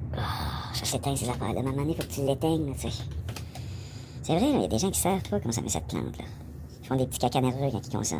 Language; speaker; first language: French; native; French